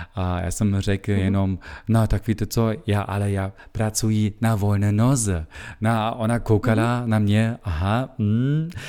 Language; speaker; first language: Czech; non-native, learner; German